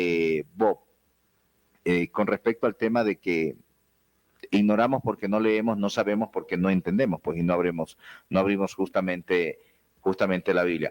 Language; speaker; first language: Spanish; native; Spanish